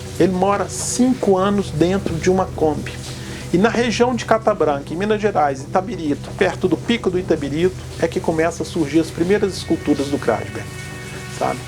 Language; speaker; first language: Portuguese; native; Portuguese